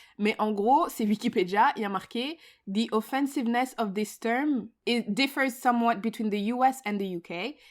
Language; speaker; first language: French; native; French